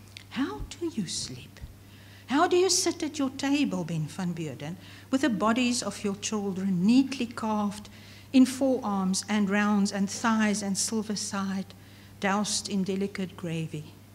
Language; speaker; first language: English; non-native, local second language; Afrikaans